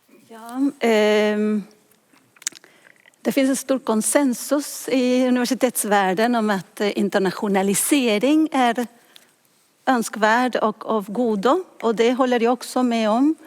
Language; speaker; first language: Swedish; non-native, fluent; Spanish